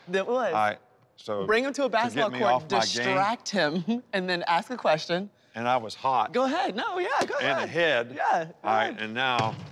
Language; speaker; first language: English; native; English